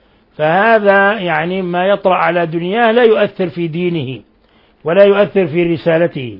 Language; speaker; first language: Arabic; native; Arabic